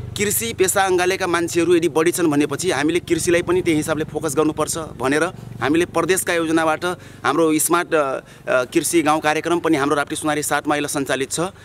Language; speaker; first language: Nepali; non-native, local second language; Dangaura Tharu